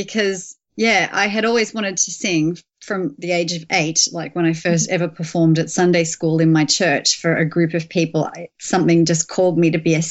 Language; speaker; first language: English; native; English